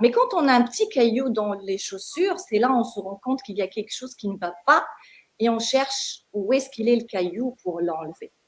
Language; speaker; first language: French; non-native, local second language; Arabic